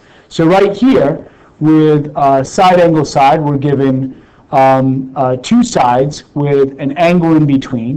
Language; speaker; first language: English; native; English